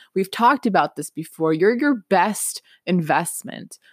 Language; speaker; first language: English; non-native, fluent; Spanish